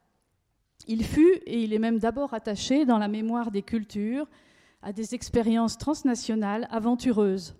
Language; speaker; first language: French; native; French